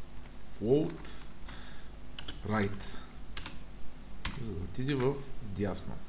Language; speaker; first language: Bulgarian; native; Bulgarian